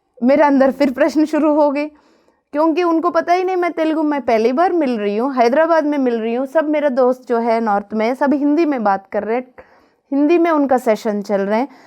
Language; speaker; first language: Hindi; non-native, local second language; Telugu